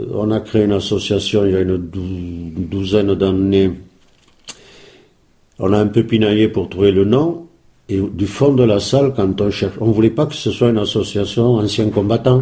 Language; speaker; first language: French; early bilingual, other home language; Spanish